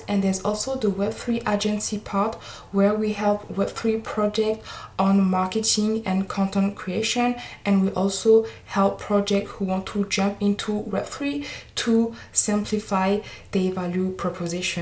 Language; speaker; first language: English; non-native, fluent; French